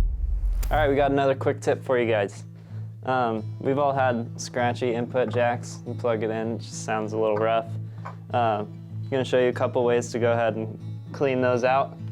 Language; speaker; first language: English; native; English